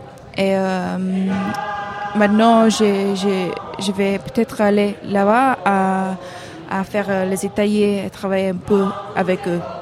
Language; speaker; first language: French; non-native, fluent; Hebrew